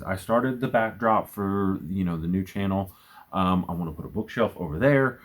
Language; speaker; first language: English; native; English